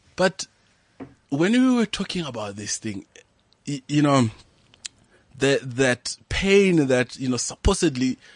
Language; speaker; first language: English; non-native, local second language; Venda